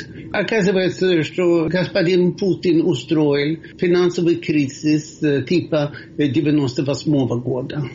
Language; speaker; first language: Russian; non-native, fluent; Swedish